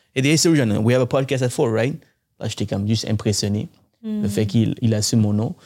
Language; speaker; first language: French; early bilingual, other home language; Tamil